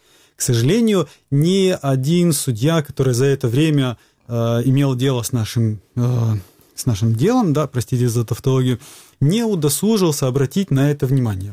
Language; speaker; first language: Russian; native; Russian